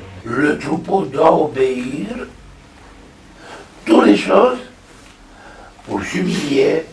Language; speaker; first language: French; non-native, fluent; Romanian